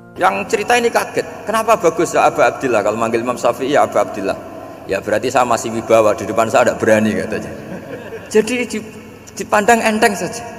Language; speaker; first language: Indonesian; non-native, local second language; Javanese